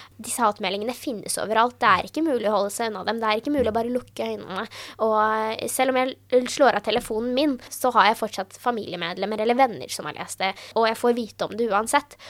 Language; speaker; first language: Norwegian; early bilingual, other home language; Urdu